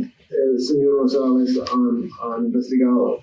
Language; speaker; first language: Spanish; non-native, learner; English